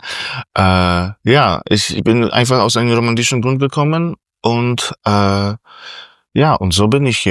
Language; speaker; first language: German; non-native, fluent; Polish